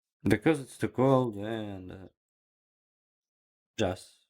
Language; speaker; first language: English; non-native, learner; Ukrainian